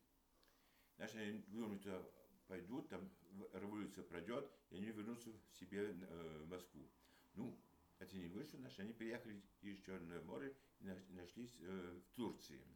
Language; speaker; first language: Russian; early bilingual, heritage; Russian